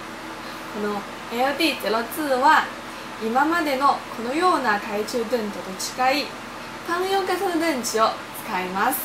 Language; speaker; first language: Japanese; non-native, fluent; Chinese